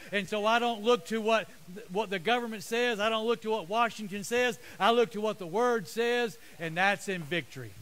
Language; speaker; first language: English; native; English